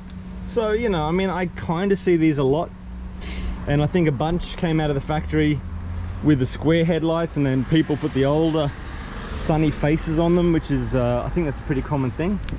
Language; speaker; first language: English; native; English